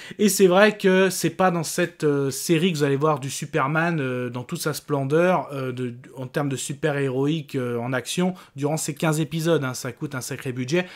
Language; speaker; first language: French; native; French